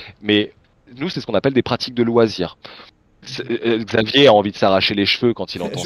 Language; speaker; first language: French; native; French